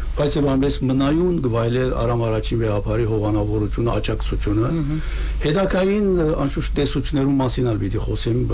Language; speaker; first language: Armenian; native; Armenian